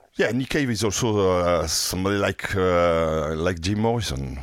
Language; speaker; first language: English; non-native, fluent; French